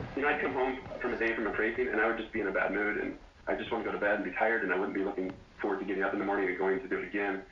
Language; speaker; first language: English; native; English